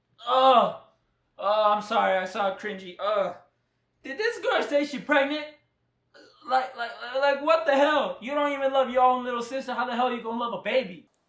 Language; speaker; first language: English; early bilingual, other home language; Spanish